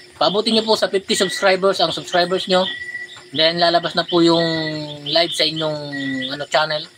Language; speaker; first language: Filipino; non-native, local second language; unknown